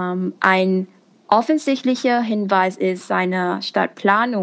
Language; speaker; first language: German; non-native, fluent; Thai